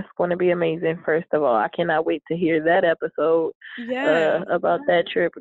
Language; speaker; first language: English; native; English